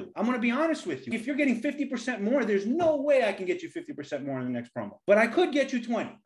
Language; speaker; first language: English; native; English